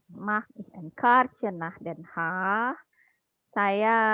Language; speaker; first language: Dutch; non-native, learner; Indonesian